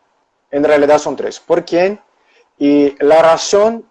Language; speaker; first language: Spanish; non-native, local second language; Portuguese